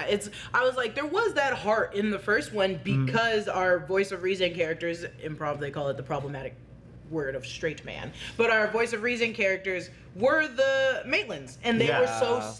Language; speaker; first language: English; native; English